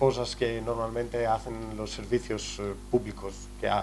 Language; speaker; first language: Spanish; non-native, learner; Greek